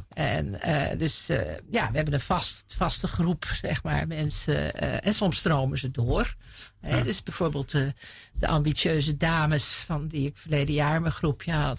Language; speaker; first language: Dutch; native; Dutch